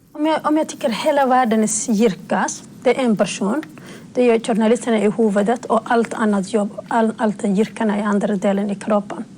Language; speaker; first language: Swedish; non-native, fluent; Somali